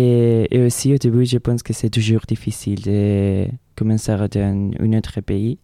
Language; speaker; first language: French; non-native, learner; Spanish